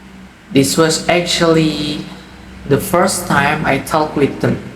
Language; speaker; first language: English; non-native, learner; Indonesian